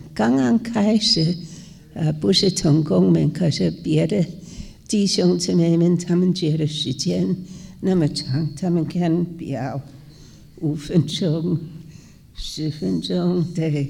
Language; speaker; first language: Chinese; non-native, fluent; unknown